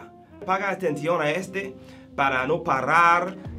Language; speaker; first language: Spanish; non-native, learner; English